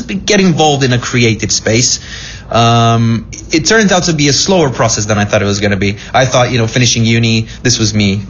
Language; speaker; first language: English; non-native, fluent; Romanian